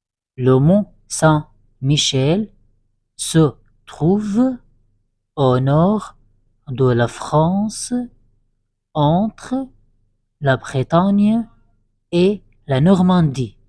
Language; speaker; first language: French; non-native, fluent; Arabic